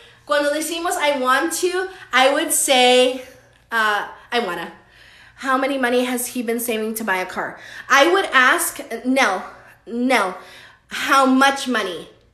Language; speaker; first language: English; early bilingual, other home language; Spanish